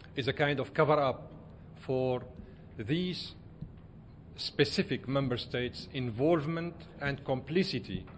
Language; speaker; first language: English; non-native, fluent; Arabic